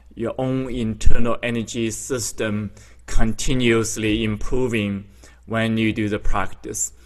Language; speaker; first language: English; non-native, fluent; Chinese